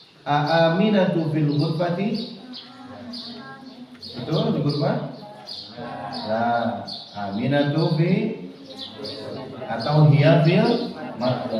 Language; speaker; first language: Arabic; non-native, fluent; Indonesian